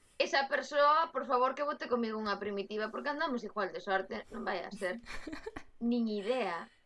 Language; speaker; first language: Galician; native; Galician